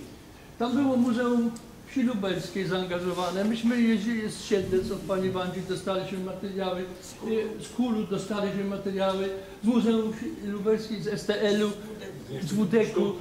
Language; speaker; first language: Polish; native; Polish